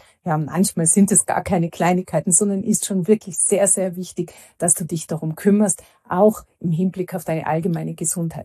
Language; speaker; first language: German; native; German